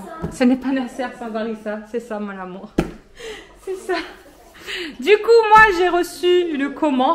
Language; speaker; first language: French; native; French